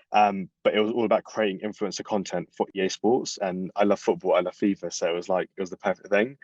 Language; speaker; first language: English; native; English